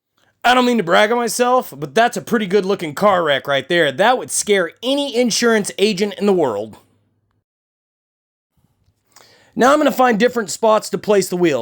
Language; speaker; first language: English; native; English